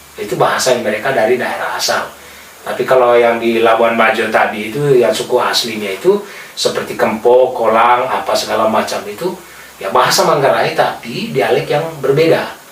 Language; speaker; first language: Indonesian; non-native, local second language; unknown